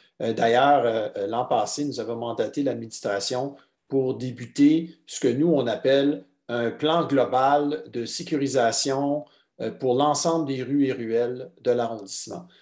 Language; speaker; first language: French; native; French